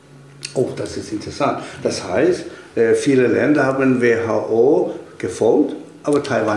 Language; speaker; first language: German; non-native, fluent; Chinese